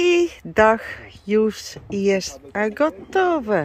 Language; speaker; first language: Polish; non-native, learner; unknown